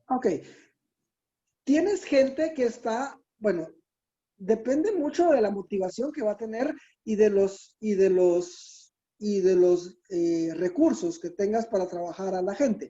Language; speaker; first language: Spanish; native; Spanish